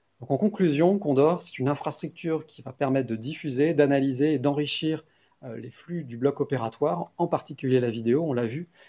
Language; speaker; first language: French; native; French